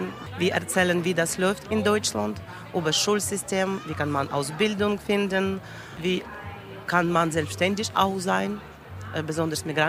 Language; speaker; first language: German; non-native, learner; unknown